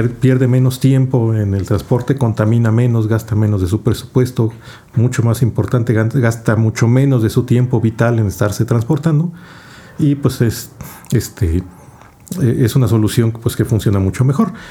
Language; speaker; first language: Spanish; native; Spanish